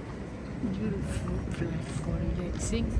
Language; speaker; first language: English; non-native, learner; Khmer